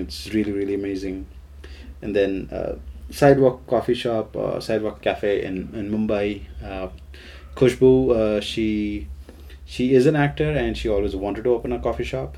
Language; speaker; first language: English; non-native, local second language; Gujarati